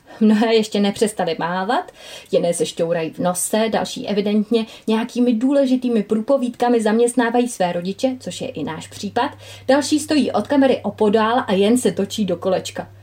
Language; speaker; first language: Czech; native; Czech